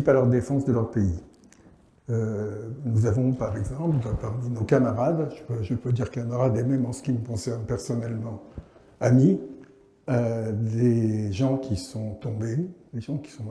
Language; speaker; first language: French; native; French